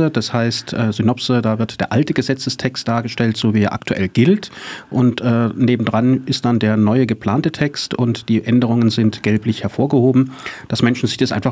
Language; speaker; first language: German; native; German